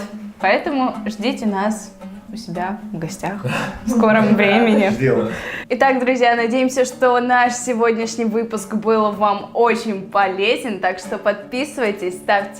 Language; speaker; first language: Russian; native; Russian